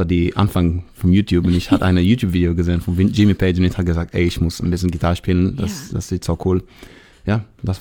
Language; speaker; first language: German; non-native, learner; Hebrew